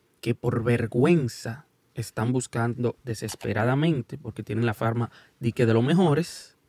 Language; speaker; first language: Spanish; early bilingual, heritage; Spanish